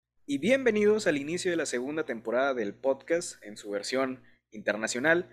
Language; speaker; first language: Spanish; native; Spanish